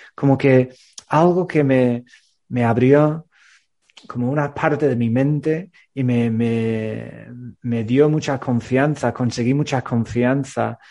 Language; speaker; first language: Spanish; non-native, fluent; English